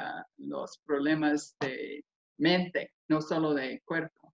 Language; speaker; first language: Spanish; non-native, fluent; English